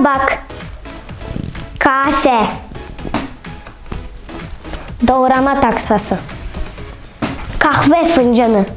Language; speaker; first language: Turkish; non-native, learner; Tatar